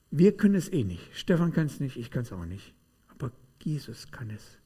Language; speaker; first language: German; native; German